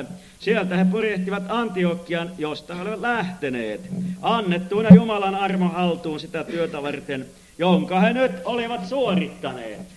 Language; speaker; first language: Finnish; native; Finnish